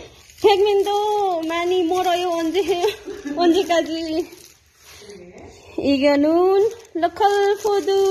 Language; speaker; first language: Korean; non-native, learner; Nepali